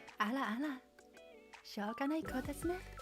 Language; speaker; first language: Japanese; non-native, learner; Chinese